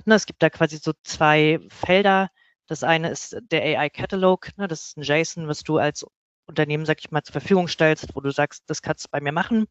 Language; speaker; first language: German; native; German